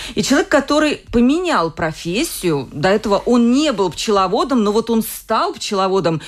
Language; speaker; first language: Russian; native; Russian